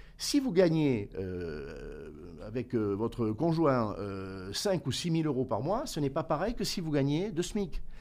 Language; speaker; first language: French; native; French